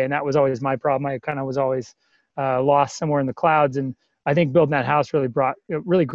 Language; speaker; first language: English; native; English